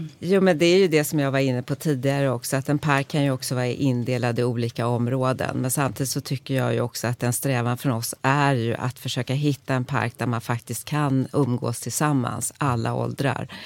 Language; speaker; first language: Swedish; native; Swedish